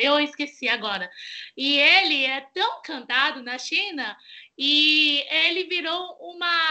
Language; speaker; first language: Portuguese; non-native, fluent; Chinese